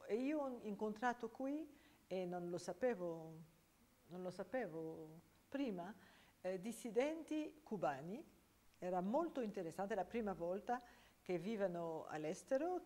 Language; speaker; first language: Italian; non-native, fluent; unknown